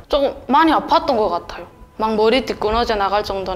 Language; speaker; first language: Korean; native; Korean